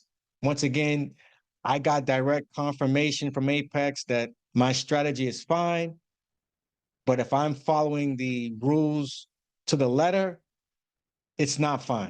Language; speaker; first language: English; native; English